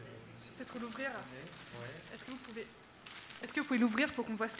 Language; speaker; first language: French; native; French